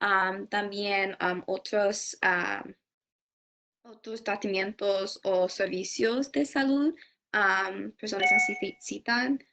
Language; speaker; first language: Spanish; non-native, learner; English